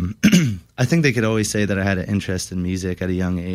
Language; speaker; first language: English; native; English